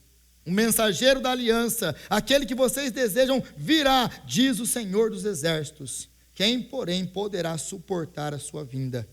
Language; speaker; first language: Portuguese; native; Portuguese